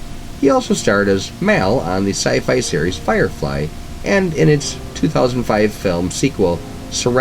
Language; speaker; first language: English; native; English